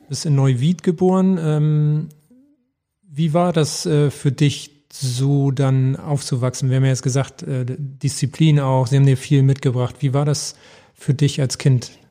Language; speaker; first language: German; native; German